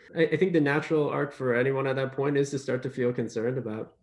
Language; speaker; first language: English; native; English